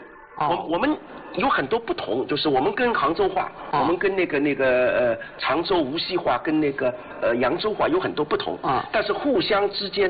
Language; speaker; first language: Chinese; non-native, local second language; Wu Chinese